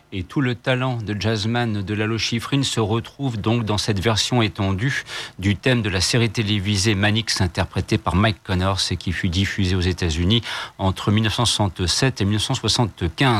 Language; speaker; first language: French; native; French